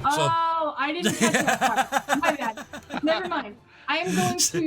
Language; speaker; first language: English; native; English